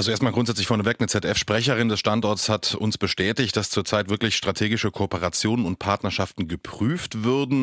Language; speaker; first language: German; native; German